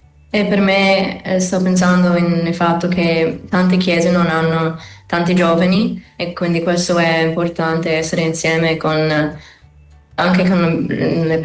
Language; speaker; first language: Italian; non-native, learner; English